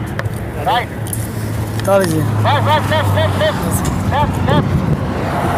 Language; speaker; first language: Arabic; native; Arabic